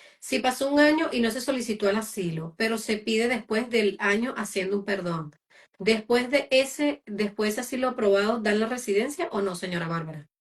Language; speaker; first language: Spanish; native; Spanish